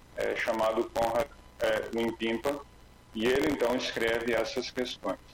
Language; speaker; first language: Portuguese; native; Portuguese